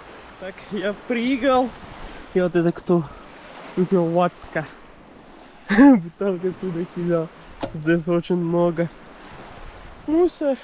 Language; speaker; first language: Russian; non-native, learner; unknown